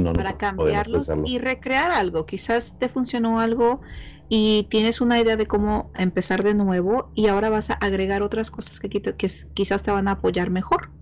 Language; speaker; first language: Spanish; early bilingual, heritage; Spanish